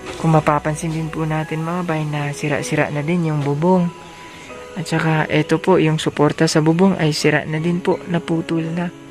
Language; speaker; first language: Filipino; non-native, local second language; Cebuano